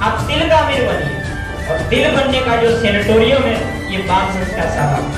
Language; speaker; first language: Hindi; native; Hindi